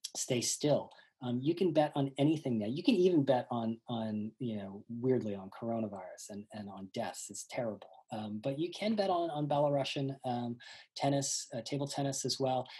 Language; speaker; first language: English; native; English